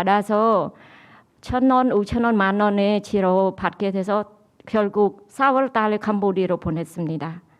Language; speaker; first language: Korean; non-native, learner; Khmer